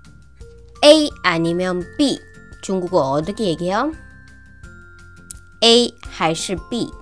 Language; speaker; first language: Korean; non-native, fluent; Chinese